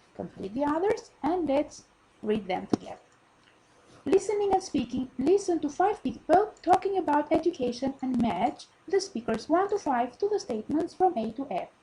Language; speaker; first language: English; non-native, fluent; Albanian